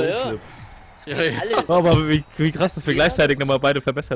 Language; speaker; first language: German; native; German